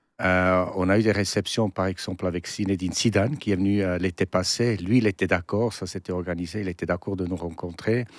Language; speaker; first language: French; non-native, local second language; German